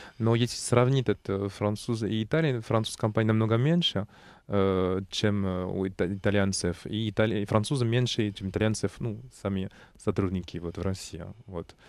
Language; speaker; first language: Russian; non-native, learner; French